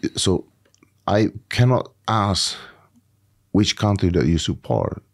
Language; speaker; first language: English; non-native, fluent; Indonesian